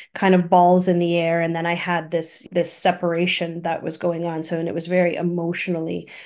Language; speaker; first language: English; native; English